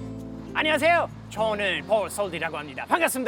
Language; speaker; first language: Korean; non-native, learner; French